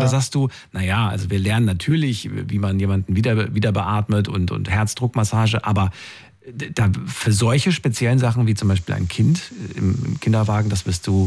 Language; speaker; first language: German; native; German